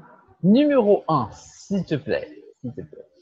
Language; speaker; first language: French; non-native, learner; Portuguese